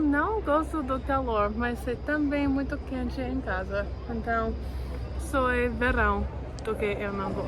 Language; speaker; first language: Portuguese; non-native, learner; English